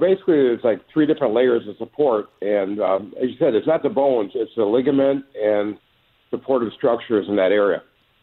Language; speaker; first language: English; native; English